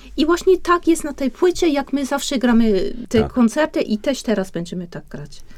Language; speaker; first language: Polish; non-native, fluent; German